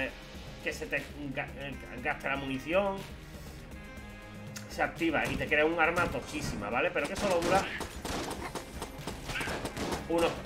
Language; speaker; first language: Spanish; native; Spanish